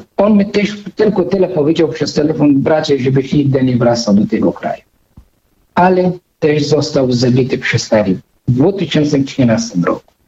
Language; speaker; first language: Polish; non-native, fluent; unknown